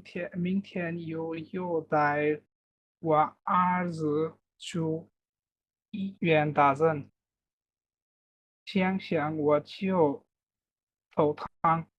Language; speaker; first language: Chinese; non-native, learner; Bangla